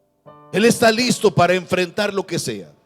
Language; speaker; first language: Spanish; native; Spanish